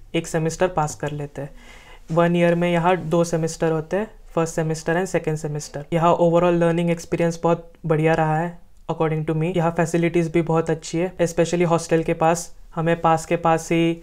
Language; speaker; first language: Hindi; non-native, local second language; Marathi